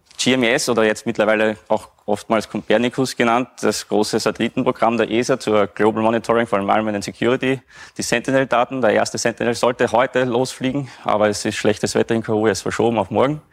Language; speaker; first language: German; native; German